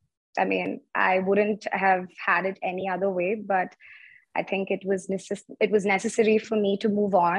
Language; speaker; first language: English; non-native, local second language; Tamil